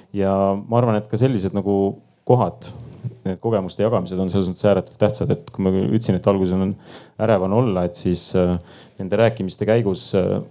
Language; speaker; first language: Estonian; native; Estonian